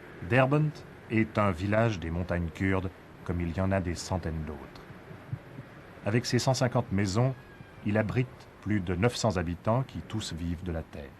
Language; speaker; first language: French; native; French